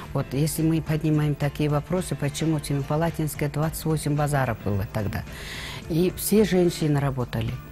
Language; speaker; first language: Russian; non-native, local second language; Kazakh